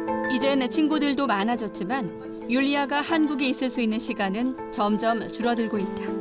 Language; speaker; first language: Korean; native; Korean